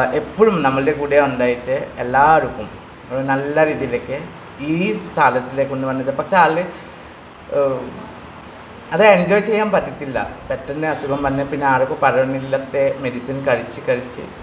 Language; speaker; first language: Malayalam; non-native, local second language; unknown